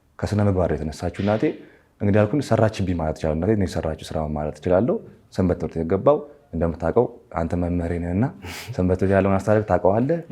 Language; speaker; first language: Amharic; native; Amharic